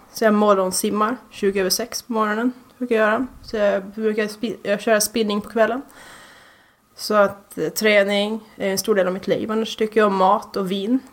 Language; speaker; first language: Swedish; native; Swedish